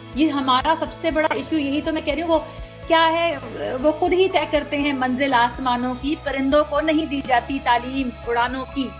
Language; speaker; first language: Urdu; native; Urdu